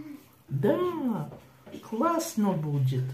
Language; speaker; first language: Russian; native; Russian